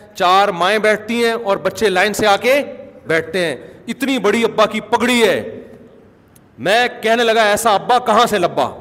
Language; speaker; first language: Urdu; native; Urdu